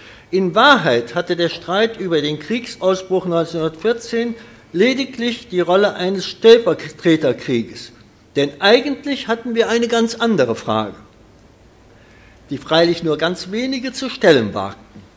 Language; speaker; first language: German; native; German